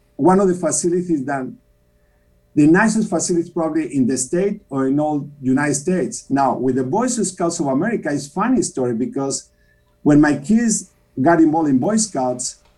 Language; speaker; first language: English; non-native, fluent; Spanish